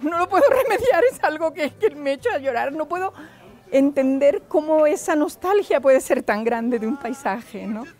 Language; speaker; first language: Spanish; native; Spanish